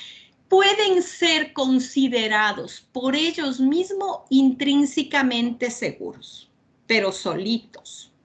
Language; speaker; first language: Spanish; native; Spanish